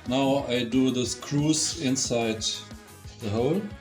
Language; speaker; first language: English; non-native, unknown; German